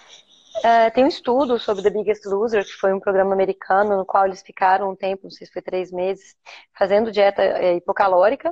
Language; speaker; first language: Portuguese; native; Portuguese